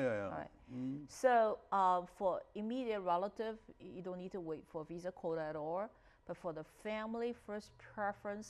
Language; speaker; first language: English; non-native, fluent; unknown